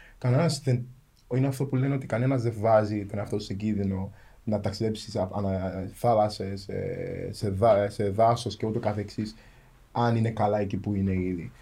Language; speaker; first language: Greek; early bilingual, other home language; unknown